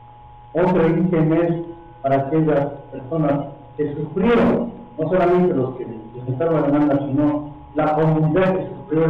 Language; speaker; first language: Spanish; native; Spanish